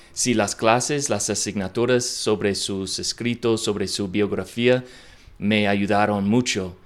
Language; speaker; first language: Spanish; non-native, learner; English